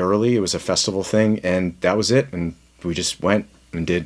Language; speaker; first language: English; native; English